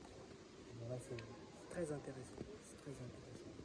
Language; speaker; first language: French; native; French